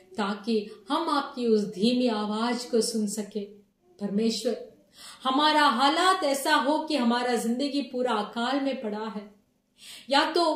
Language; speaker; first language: Hindi; non-native, local second language; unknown